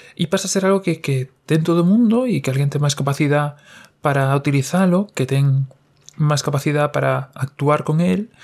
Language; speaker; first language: Spanish; non-native, local second language; Galician